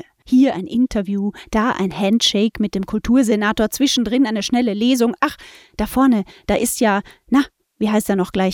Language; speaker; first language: German; native; German